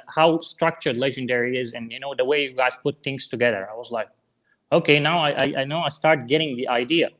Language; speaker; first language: English; non-native, fluent; Arabic